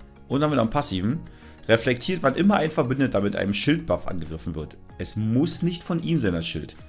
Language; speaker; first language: German; native; German